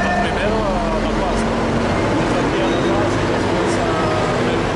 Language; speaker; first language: Spanish; non-native, learner; Dutch